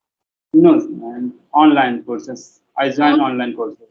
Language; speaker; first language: English; non-native, learner; Hindi